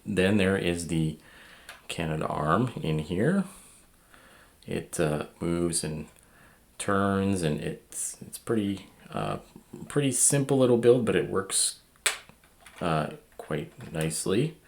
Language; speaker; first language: English; native; English